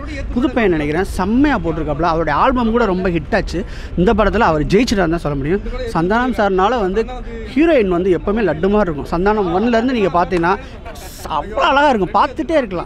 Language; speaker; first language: Tamil; native; Tamil